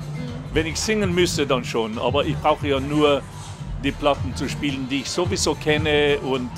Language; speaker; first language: German; non-native, local second language; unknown